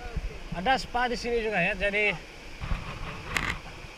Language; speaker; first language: Indonesian; non-native, fluent; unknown